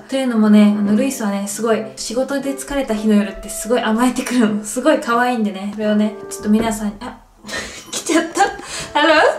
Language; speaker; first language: Japanese; native; Japanese